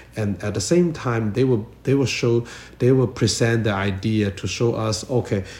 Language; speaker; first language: English; non-native, learner; Chinese